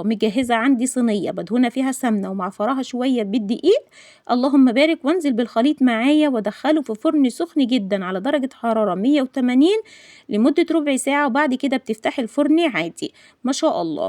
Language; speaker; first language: Arabic; native; Arabic